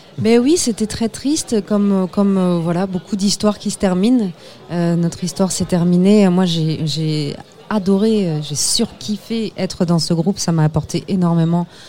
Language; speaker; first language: French; early bilingual, other home language; Spanish